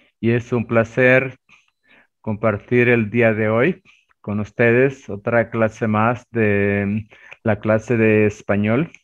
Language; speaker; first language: Spanish; native; Spanish